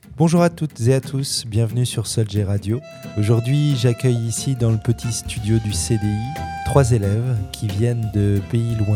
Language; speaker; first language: French; native; French